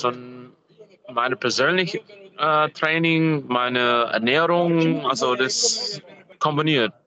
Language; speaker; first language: German; non-native, fluent; English